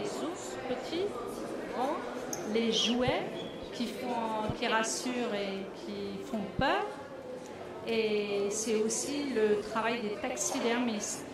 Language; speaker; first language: French; native; French